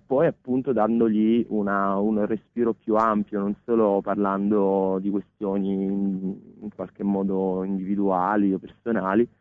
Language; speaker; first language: Italian; native; Italian